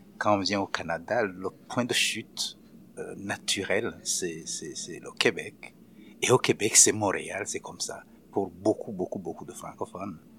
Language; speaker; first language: French; non-native, local second language; Rundi